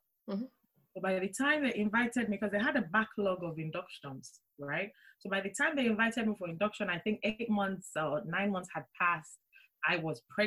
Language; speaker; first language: English; non-native, local second language; Yoruba